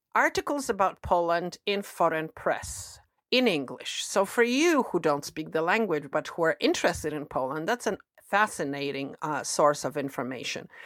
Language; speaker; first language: English; non-native, fluent; Polish